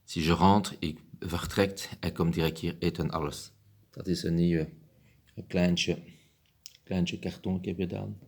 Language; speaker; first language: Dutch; non-native, learner; French